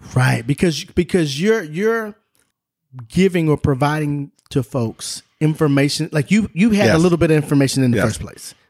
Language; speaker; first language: English; native; English